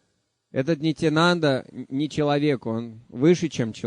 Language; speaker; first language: Russian; native; Russian